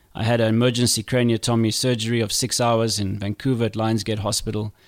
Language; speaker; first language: English; native; English